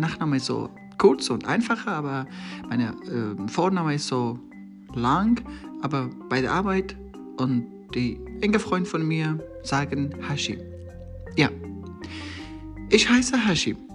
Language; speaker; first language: German; non-native, learner; Persian